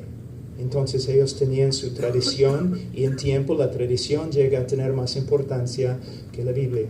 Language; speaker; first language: Spanish; non-native, fluent; English